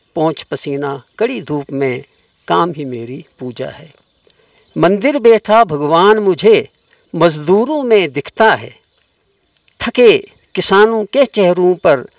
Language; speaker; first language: Hindi; non-native, local second language; Kashmiri